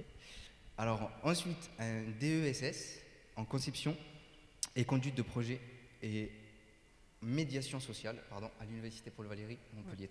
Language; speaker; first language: French; native; French